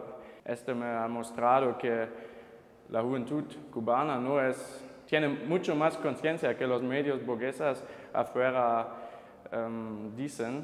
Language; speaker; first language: Spanish; non-native, fluent; German